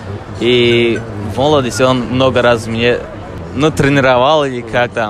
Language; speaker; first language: Russian; non-native, learner; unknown